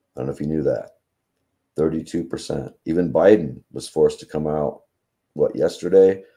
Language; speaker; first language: English; native; English